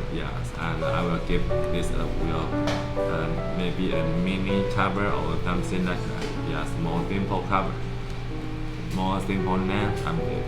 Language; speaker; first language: English; non-native, learner; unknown